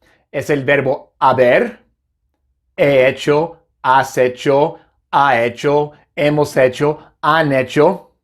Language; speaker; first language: Spanish; non-native, fluent; English